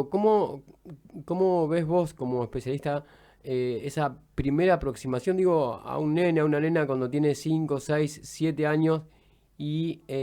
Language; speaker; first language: Spanish; native; Spanish